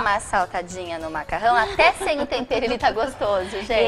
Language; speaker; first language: Portuguese; native; Portuguese